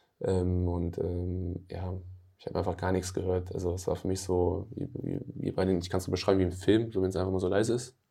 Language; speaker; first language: German; early bilingual, other home language; Albanian